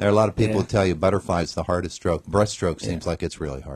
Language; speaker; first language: English; native; English